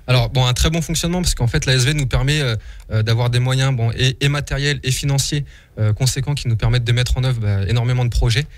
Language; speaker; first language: French; native; French